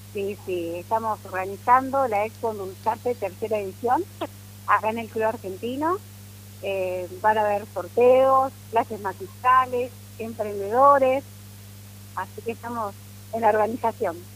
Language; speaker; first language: Spanish; native; Spanish